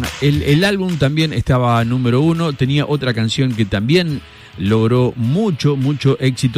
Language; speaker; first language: Spanish; native; Spanish